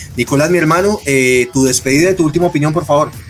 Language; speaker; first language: Spanish; native; Spanish